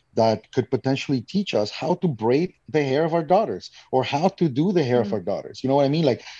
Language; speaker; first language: English; non-native, fluent; Spanish